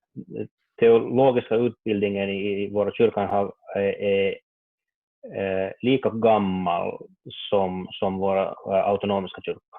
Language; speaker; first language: Swedish; non-native, learner; Finnish